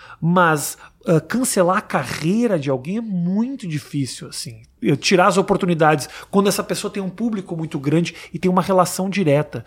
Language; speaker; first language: Portuguese; native; Portuguese